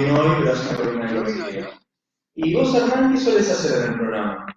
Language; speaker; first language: Spanish; native; Spanish